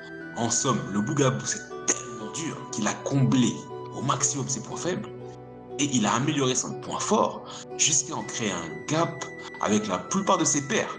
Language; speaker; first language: French; native; French